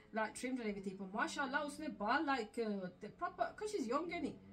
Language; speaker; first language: Punjabi; early bilingual, heritage; Punjabi